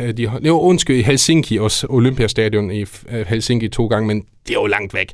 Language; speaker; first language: Danish; non-native, fluent; German